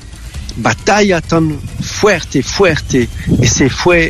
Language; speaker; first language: Spanish; non-native, learner; French